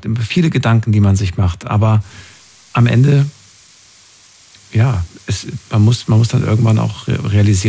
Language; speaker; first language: German; native; German